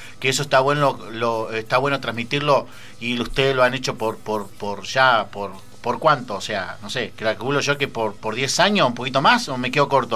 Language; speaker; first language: Spanish; native; Spanish